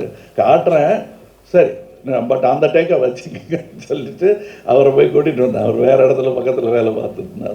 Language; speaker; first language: Tamil; native; Tamil